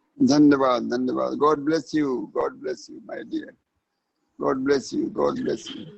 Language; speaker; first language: Hindi; native; Hindi